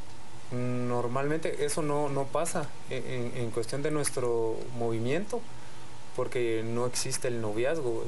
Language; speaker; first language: Spanish; native; Spanish